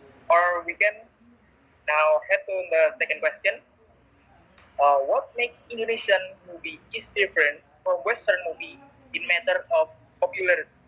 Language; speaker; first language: English; non-native, learner; Indonesian